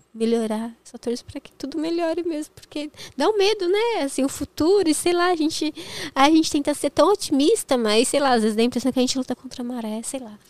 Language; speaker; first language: Portuguese; native; Portuguese